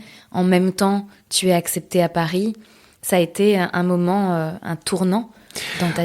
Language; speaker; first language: French; native; French